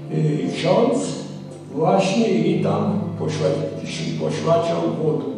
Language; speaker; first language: Polish; non-native, local second language; Rusyn